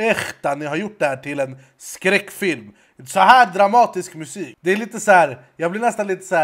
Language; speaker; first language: Swedish; native; Swedish